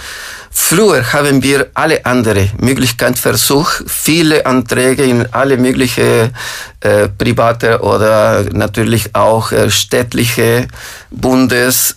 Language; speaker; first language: German; non-native, fluent; Spanish